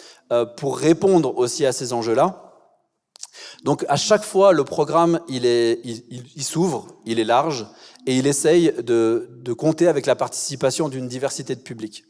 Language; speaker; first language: French; native; French